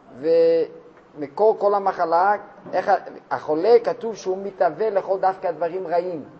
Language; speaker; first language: Hebrew; non-native, fluent; Russian